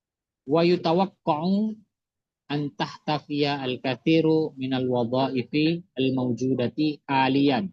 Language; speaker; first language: Arabic; non-native, fluent; Indonesian